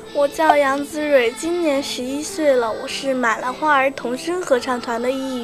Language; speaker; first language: Chinese; native; Chinese